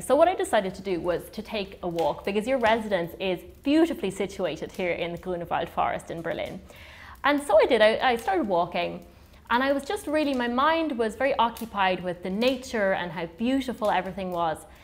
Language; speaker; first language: English; early bilingual, other home language; German